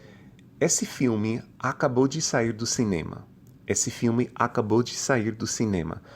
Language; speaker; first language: Portuguese; non-native, fluent; English